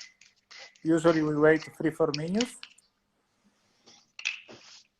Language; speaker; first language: English; non-native, learner; Italian